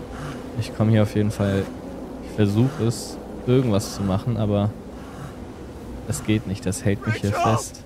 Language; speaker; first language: German; native; German